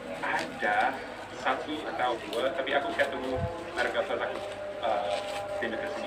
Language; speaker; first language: Indonesian; non-native, learner; English